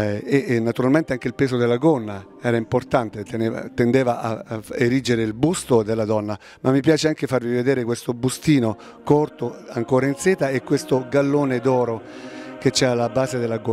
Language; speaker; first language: Italian; native; Italian